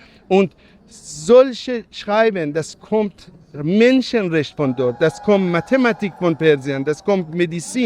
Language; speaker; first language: German; non-native, learner; Persian